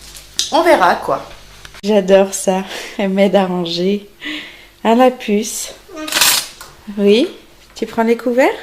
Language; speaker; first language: French; native; French